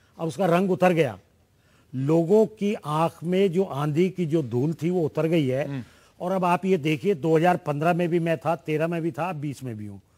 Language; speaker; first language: Hindi; native; Hindi